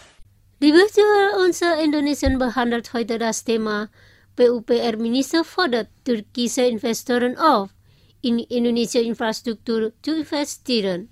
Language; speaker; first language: German; non-native, fluent; Indonesian